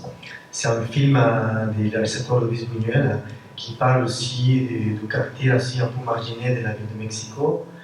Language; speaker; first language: French; non-native, fluent; Spanish